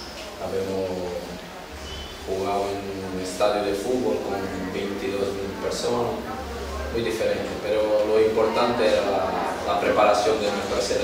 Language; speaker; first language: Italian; non-native, learner; Portuguese